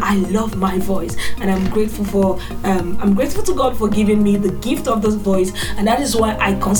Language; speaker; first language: English; non-native, local second language; Igbo